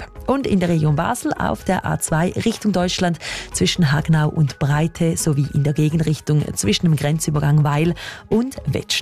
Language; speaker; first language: German; native; German